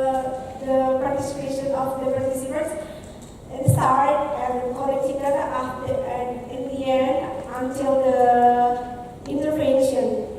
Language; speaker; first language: English; non-native, learner; Indonesian